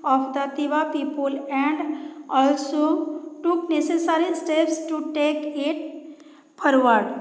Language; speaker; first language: English; non-native, local second language; Assamese